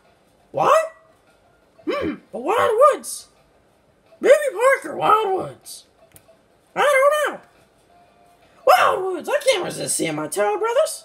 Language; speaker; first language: English; native; English